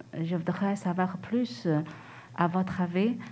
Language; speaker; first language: French; non-native, learner; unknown